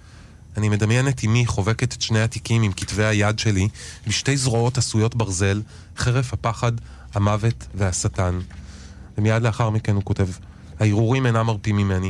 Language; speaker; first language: Hebrew; native; Hebrew